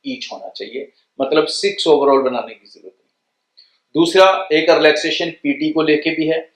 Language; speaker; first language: Hindi; non-native, local second language; Punjabi